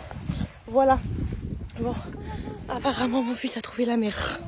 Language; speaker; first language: French; native; French